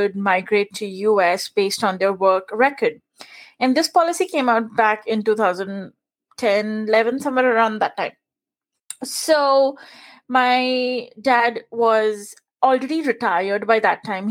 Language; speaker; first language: English; non-native, local second language; Punjabi